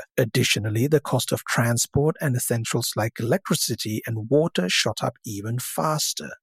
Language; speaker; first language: English; non-native, local second language; Sinhala